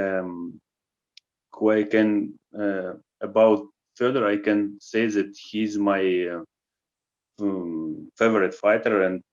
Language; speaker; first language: English; non-native, learner; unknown